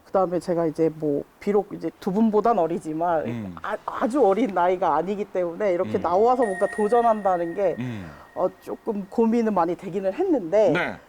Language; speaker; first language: Korean; native; Korean